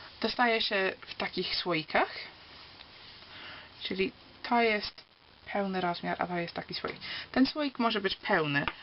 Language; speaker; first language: Polish; early bilingual, heritage; Polish